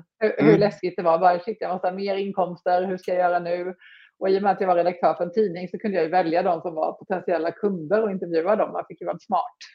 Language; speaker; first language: Swedish; native; Swedish